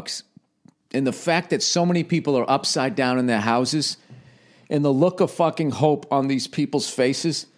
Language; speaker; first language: English; native; English